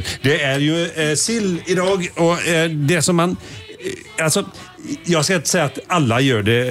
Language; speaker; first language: Swedish; native; Swedish